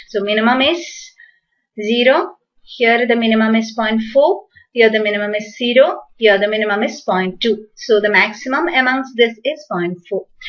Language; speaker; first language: English; non-native, local second language; Malayalam